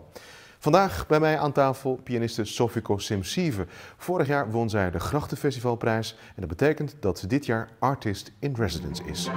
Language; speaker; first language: Dutch; native; Dutch